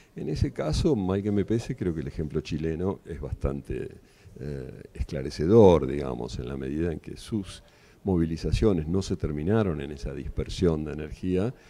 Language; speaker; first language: Spanish; native; Spanish